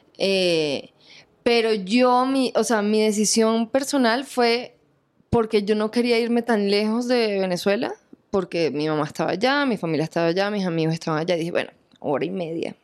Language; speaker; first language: Spanish; native; Spanish